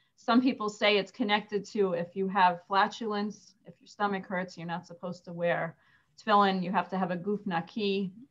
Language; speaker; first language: English; native; English